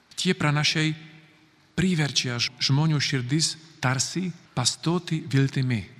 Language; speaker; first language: Lithuanian; non-native, learner; Slovak